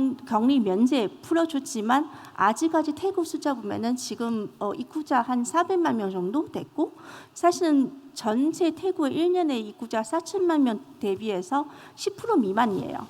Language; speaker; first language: Korean; non-native, fluent; Chinese